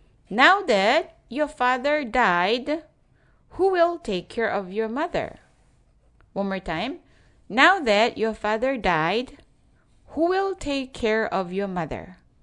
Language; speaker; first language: English; non-native, fluent; Korean